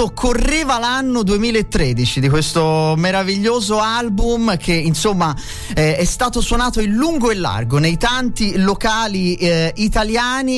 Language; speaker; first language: Italian; native; Italian